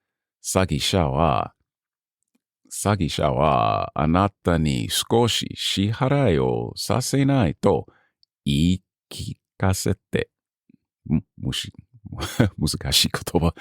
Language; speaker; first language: Japanese; non-native, learner; English